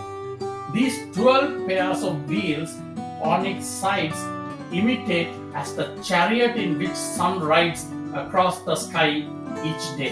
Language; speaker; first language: English; non-native, local second language; Tamil